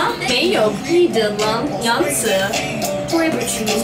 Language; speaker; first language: Chinese; non-native, learner; English